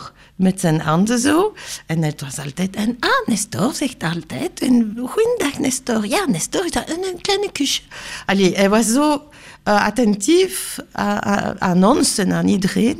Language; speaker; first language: Dutch; non-native, local second language; French